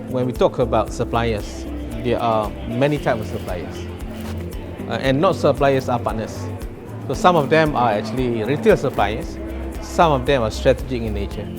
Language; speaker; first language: English; non-native, local second language; Malay